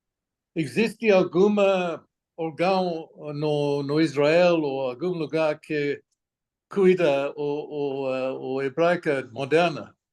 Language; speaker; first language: Portuguese; non-native, fluent; English